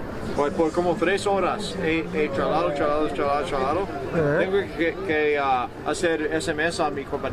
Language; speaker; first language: Spanish; non-native, fluent; English